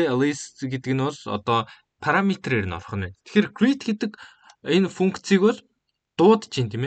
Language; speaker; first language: Mongolian; native; Mongolian